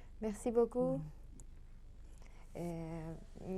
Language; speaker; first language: French; non-native, learner; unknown